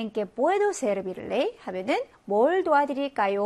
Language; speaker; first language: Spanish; non-native, fluent; Korean